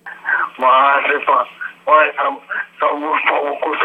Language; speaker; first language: French; native; French